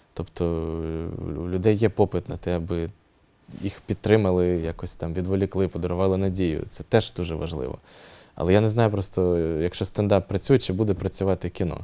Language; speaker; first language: Ukrainian; native; Ukrainian